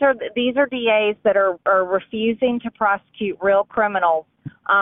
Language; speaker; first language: English; native; English